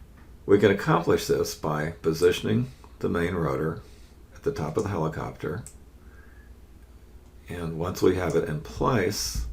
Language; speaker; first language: English; native; English